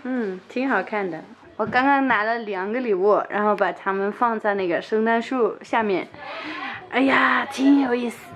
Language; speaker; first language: Chinese; non-native, fluent; Danish